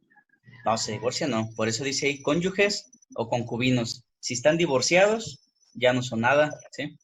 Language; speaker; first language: Spanish; native; Spanish